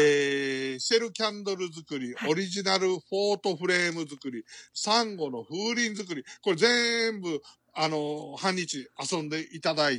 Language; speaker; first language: Japanese; native; Japanese